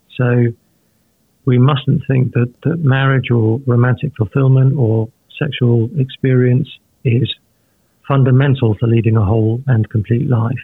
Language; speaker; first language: English; native; English